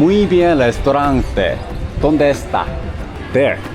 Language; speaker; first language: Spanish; non-native, learner; Korean